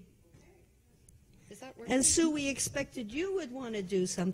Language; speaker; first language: English; native; English